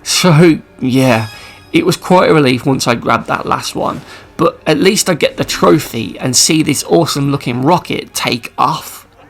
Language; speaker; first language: English; native; English